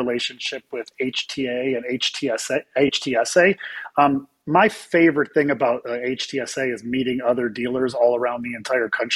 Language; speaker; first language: English; native; English